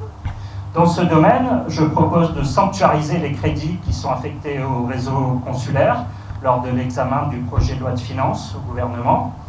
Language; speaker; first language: French; native; French